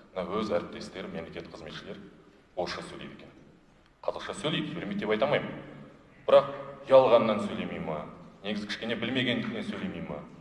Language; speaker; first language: Kazakh; non-native, local second language; Russian